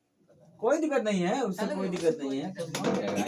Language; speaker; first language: Hindi; non-native, local second language; Bhojpuri